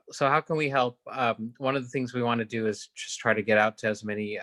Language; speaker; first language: English; native; English